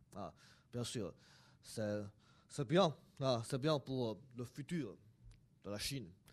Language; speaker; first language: French; non-native, fluent; Chinese